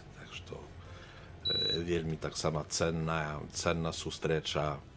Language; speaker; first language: Polish; non-native, learner; Belarusian